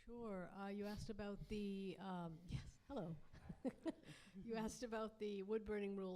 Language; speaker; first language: English; native; English